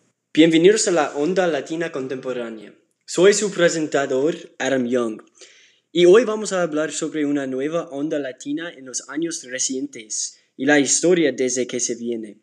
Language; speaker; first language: Spanish; non-native, learner; English